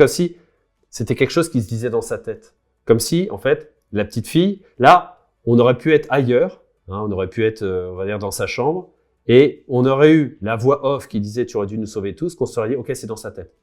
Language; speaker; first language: French; native; French